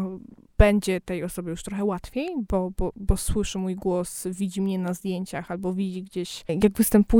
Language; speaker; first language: Polish; native; Polish